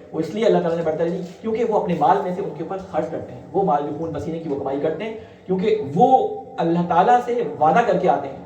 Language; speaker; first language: Urdu; native; Urdu